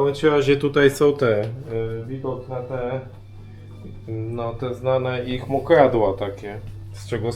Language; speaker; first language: Polish; native; Polish